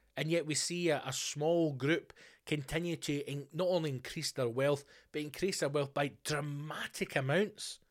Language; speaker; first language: English; native; English